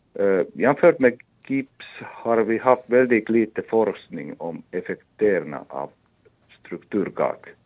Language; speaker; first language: Swedish; non-native, local second language; Finnish